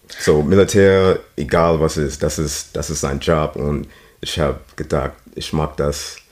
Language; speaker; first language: German; non-native, learner; English